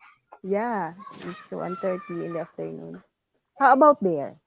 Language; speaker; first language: English; non-native, local second language; Filipino